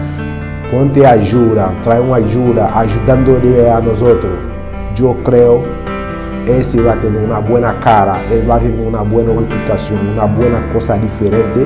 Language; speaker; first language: Spanish; non-native, learner; Haitian Creole